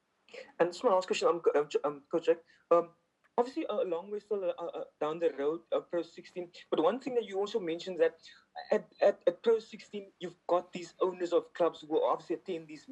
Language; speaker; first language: English; non-native, local second language; Afrikaans